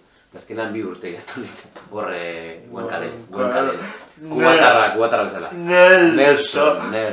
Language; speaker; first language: Basque; non-native, local second language; Spanish